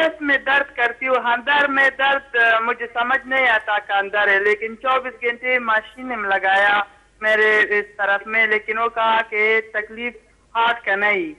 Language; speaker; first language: Hindi; early bilingual, heritage; Hindi